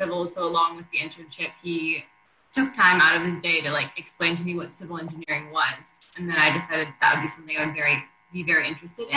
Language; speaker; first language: English; native; English